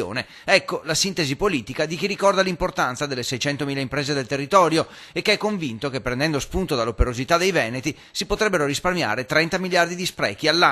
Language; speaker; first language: Italian; native; Italian